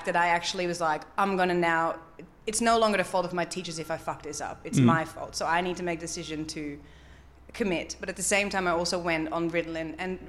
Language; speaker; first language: English; non-native, fluent; Dutch